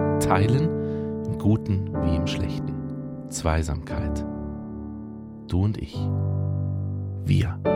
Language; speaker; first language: German; native; German